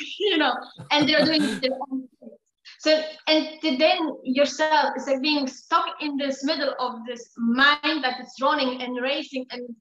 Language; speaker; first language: English; non-native, fluent; Polish